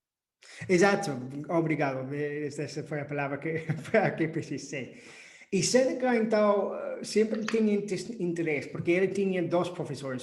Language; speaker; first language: Portuguese; non-native, fluent; English